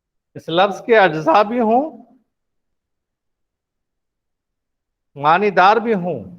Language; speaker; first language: Urdu; native; Urdu